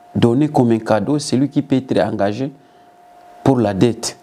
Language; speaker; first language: French; non-native, local second language; Swahili